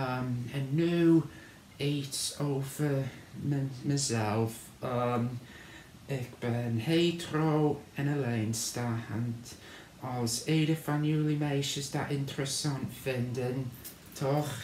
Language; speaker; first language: Dutch; non-native, learner; English